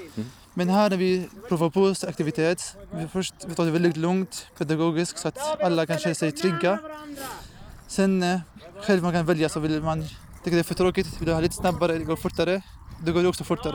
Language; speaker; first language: Swedish; non-native, fluent; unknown